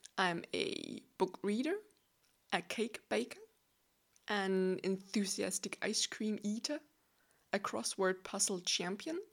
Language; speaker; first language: English; non-native, fluent; Danish